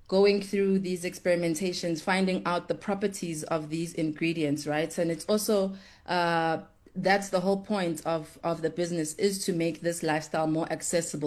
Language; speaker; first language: English; non-native, local second language; Zulu